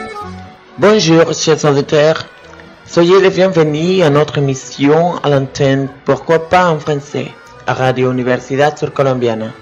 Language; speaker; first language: French; non-native, learner; Spanish